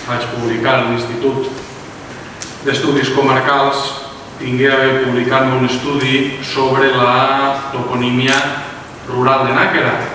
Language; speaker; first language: Catalan; native; Catalan